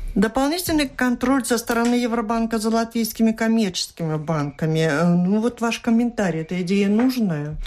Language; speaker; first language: Russian; native; Russian